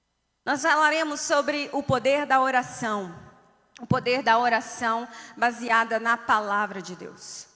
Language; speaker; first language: Portuguese; native; Portuguese